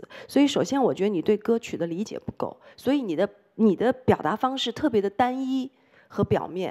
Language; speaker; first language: Chinese; native; Chinese